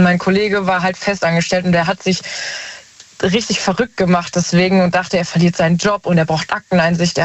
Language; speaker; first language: German; native; German